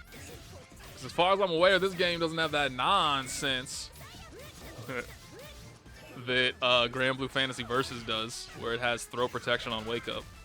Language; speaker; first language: English; native; English